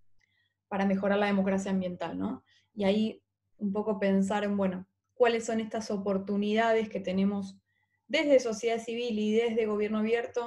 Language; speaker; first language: Spanish; native; Spanish